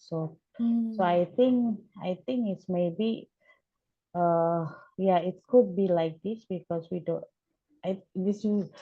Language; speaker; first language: English; non-native, learner; Indonesian